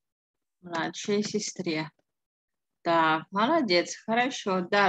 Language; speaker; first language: Russian; non-native, fluent; Indonesian